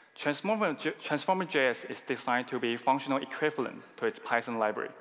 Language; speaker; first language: English; non-native, fluent; Chinese